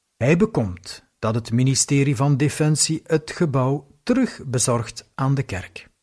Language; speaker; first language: Dutch; native; Dutch